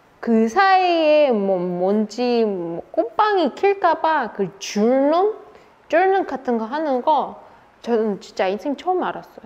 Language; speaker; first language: Korean; non-native, fluent; Russian